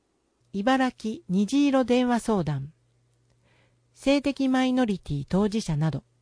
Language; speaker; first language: Japanese; native; Japanese